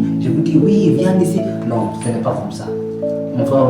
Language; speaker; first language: French; non-native, learner; Kalenjin